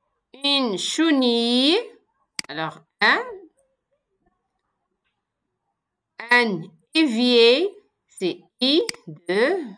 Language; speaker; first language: French; non-native, local second language; Arabic